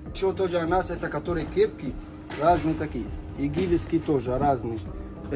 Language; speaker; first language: Russian; non-native, learner; Arabic